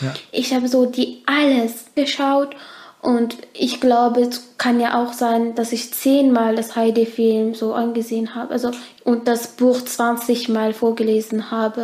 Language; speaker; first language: German; non-native, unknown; Turkish